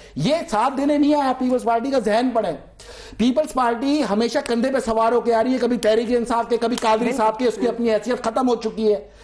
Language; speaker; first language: Urdu; native; Urdu